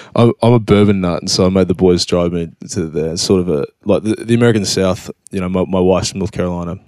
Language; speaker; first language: English; native; English